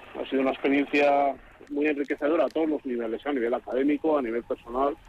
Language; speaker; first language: Spanish; native; Spanish